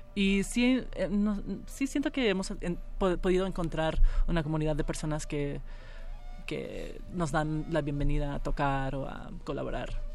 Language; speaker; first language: Spanish; early bilingual, heritage; Spanish